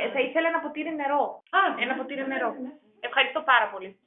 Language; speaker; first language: Greek; non-native, fluent; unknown